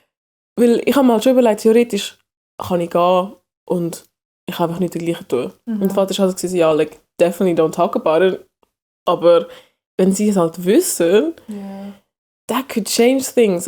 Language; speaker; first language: German; early bilingual, other home language; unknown